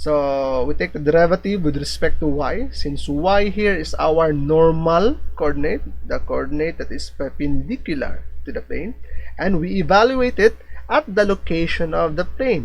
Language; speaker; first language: English; non-native, local second language; Filipino